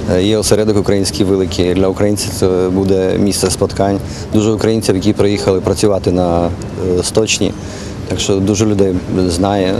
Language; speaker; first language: Ukrainian; early bilingual, heritage; Ukrainian